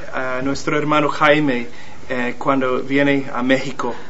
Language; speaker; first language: Spanish; non-native, learner; English